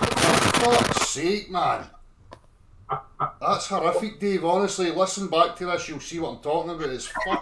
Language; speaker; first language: English; native; English